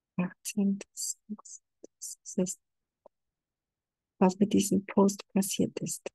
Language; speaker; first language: German; non-native, fluent; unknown